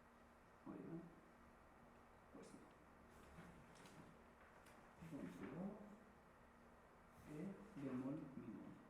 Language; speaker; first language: Basque; early bilingual, other home language; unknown